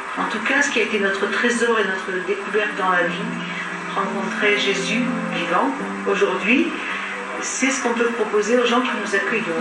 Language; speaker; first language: French; native; French